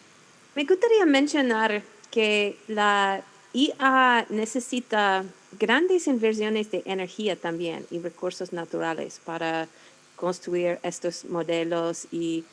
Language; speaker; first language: Spanish; non-native, fluent; English